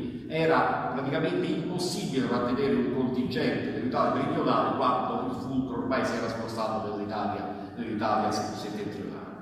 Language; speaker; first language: Italian; native; Italian